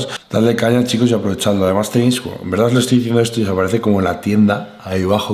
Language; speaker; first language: Spanish; native; Spanish